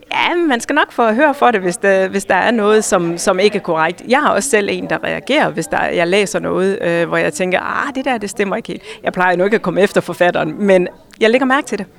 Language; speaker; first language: Danish; native; Danish